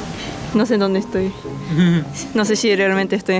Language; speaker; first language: Spanish; non-native, learner; Japanese